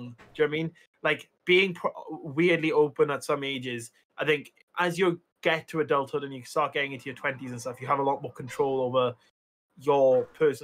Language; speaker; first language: English; native; English